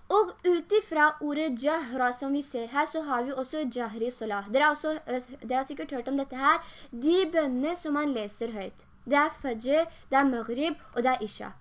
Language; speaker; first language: Norwegian; early bilingual, other home language; Urdu